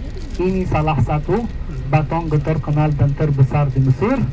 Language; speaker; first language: Indonesian; non-native, fluent; Arabic